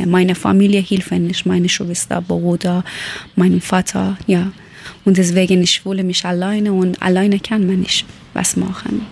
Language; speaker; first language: German; non-native, learner; Persian